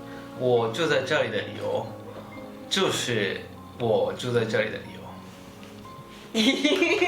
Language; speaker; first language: Chinese; non-native, fluent; Japanese